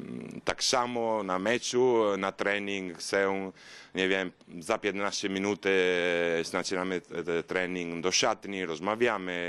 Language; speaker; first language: Polish; non-native, learner; Italian